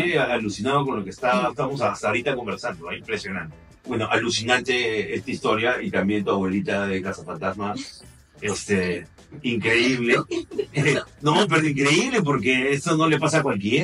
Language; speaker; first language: Spanish; native; Spanish